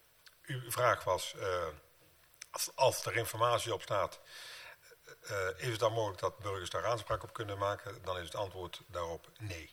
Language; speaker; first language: Dutch; native; Dutch